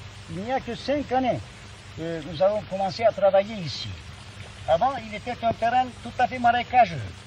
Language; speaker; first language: French; non-native, fluent; Turkish